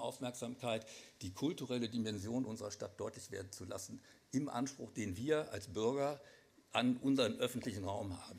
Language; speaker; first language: German; native; German